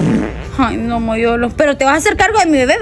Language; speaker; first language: Spanish; native; Spanish